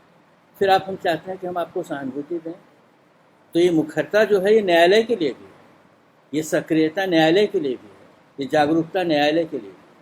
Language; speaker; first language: Hindi; native; Hindi